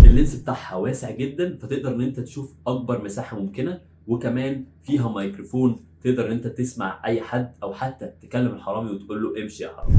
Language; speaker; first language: Arabic; native; Arabic